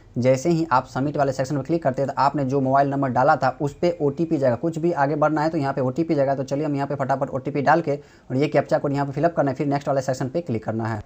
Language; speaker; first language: Hindi; native; Hindi